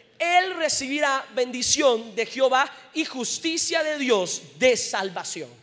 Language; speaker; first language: Spanish; native; Spanish